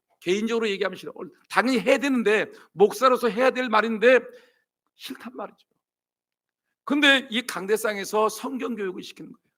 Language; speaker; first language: Korean; native; Korean